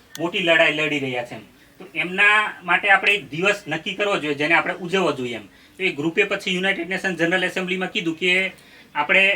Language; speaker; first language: Gujarati; non-native, local second language; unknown